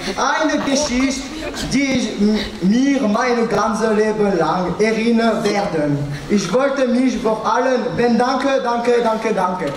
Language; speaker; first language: German; non-native, local second language; French